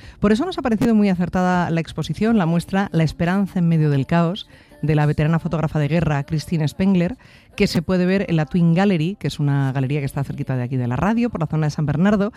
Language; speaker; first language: Spanish; native; Spanish